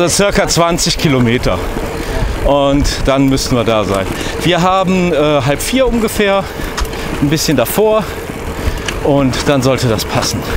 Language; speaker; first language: German; native; German